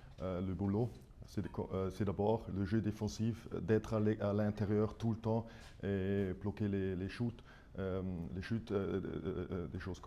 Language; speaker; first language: French; non-native, fluent; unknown